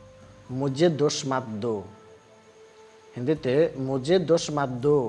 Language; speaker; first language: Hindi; non-native, local second language; Bangla